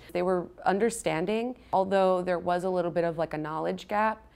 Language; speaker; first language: English; native; English